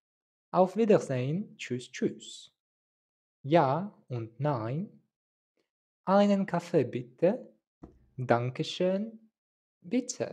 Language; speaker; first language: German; non-native, learner; Tatar